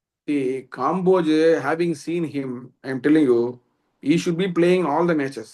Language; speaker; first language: English; non-native, local second language; Tamil